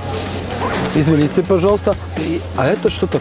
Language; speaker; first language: Russian; non-native, learner; Latvian